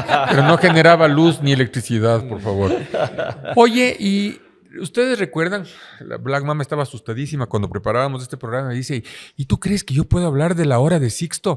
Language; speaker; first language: Spanish; native; Spanish